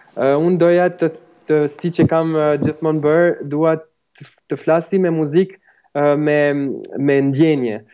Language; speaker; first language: Albanian; early bilingual, heritage; Albanian